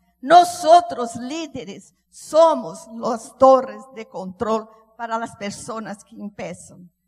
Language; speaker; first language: Spanish; non-native, learner; Portuguese